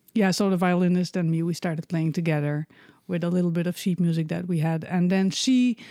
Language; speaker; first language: English; non-native, fluent; Dutch